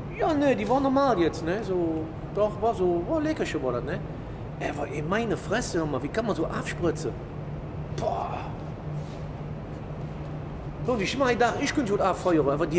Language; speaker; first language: German; native; German